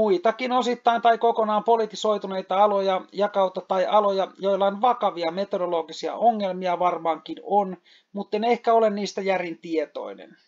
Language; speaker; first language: Finnish; native; Finnish